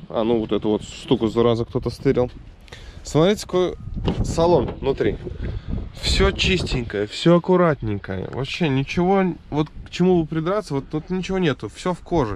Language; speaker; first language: Russian; native; Russian